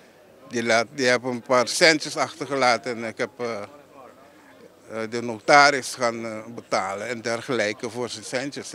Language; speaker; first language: Dutch; non-native, local second language; Papiamento